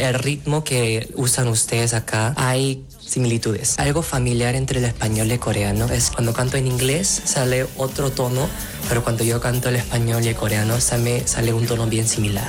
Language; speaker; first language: Spanish; non-native, fluent; Korean